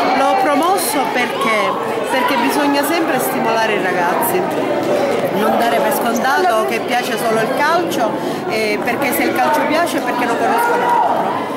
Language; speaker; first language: Italian; early bilingual, heritage; Italian